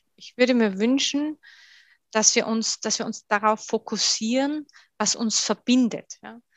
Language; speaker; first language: German; native; German